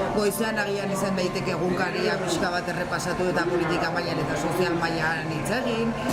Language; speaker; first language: Basque; non-native, local second language; Spanish